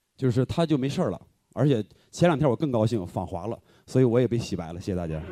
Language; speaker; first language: Chinese; native; Chinese